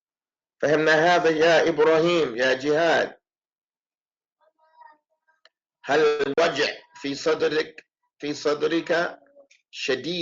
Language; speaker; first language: Arabic; non-native, fluent; English